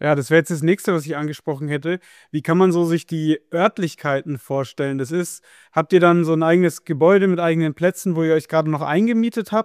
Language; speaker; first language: German; native; German